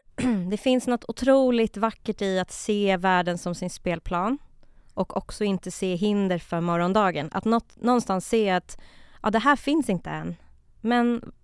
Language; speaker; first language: Swedish; early bilingual, other home language; Kurdish